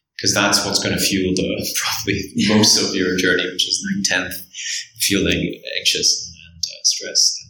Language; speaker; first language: English; early bilingual, other home language; Korean